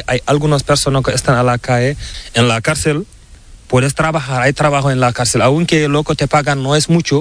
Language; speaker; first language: Spanish; non-native, learner; Fula